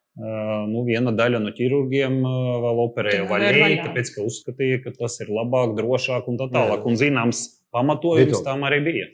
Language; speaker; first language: Latvian; non-native, local second language; Russian